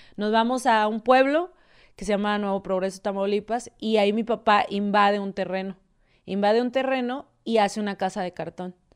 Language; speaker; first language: Spanish; native; Spanish